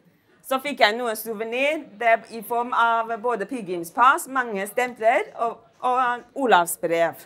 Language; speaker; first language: Norwegian; non-native, fluent; Chinese